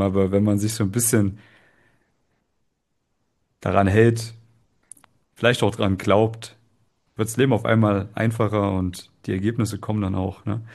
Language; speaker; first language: German; native; German